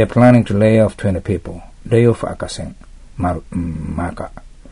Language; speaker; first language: English; non-native, fluent; Japanese